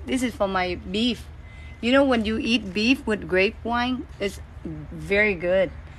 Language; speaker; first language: English; non-native, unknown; Vietnamese